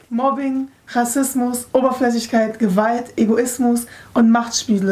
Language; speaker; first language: German; native; German